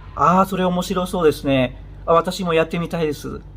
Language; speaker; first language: Japanese; non-native, fluent; Indonesian